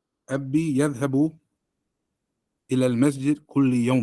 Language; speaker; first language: Arabic; non-native, learner; English